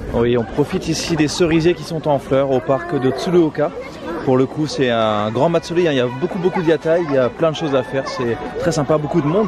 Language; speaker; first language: French; native; French